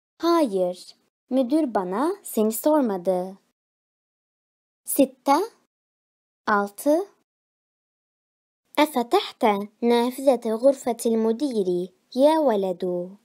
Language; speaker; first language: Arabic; non-native, fluent; Turkish